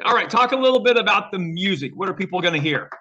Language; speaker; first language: English; native; English